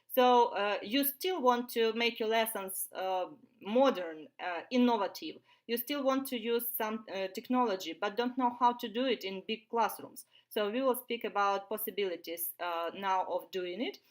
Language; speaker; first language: English; non-native, fluent; Ukrainian